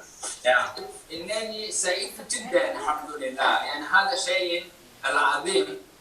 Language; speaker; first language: Arabic; non-native, fluent; Chinese